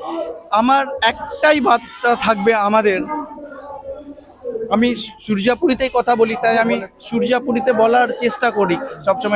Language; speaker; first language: Bangla; non-native, local second language; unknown